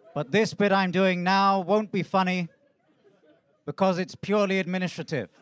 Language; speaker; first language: English; native; English